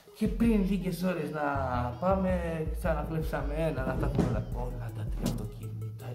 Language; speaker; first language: Greek; non-native, fluent; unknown